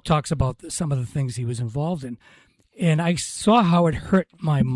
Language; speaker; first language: English; native; English